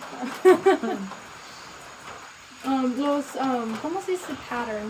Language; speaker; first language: Spanish; non-native, learner; English